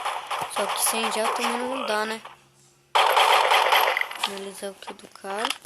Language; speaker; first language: Portuguese; native; Portuguese